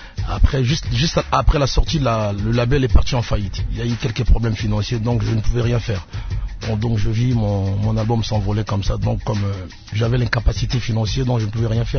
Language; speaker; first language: French; non-native, local second language; Lingala